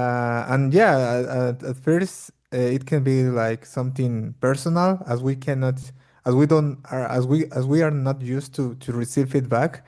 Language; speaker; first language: English; non-native, fluent; Portuguese